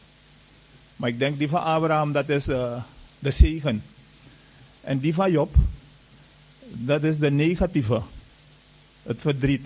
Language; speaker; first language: Dutch; non-native, fluent; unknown